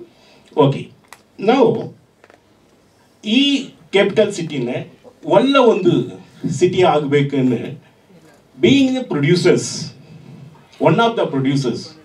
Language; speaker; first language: Kannada; non-native, learner; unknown